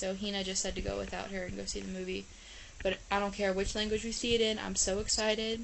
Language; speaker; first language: English; native; English